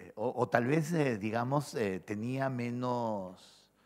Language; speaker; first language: Spanish; native; Spanish